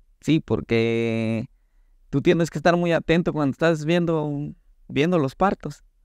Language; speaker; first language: Spanish; native; Spanish